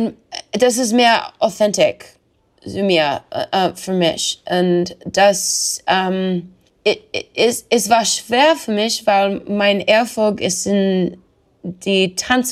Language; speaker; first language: German; non-native, learner; English